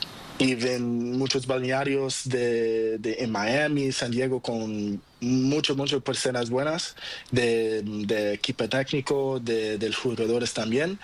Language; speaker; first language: Spanish; non-native, learner; Portuguese